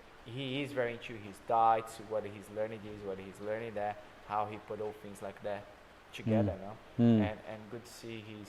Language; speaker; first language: English; non-native, fluent; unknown